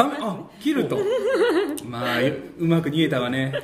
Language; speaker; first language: Japanese; native; Japanese